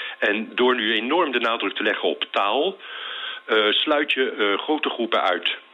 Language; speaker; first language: Dutch; native; Dutch